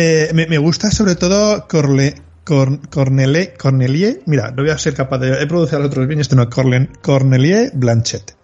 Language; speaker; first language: Spanish; native; Spanish